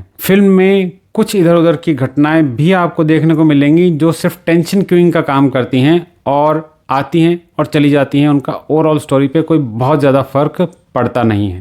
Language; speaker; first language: Hindi; native; Hindi